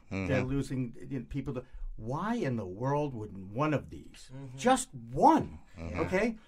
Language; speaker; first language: English; native; English